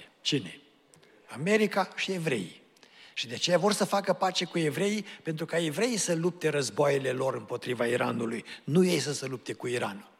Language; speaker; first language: Romanian; native; Romanian